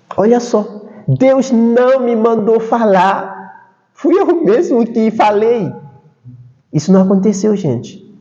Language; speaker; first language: Portuguese; non-native, fluent; Haitian Creole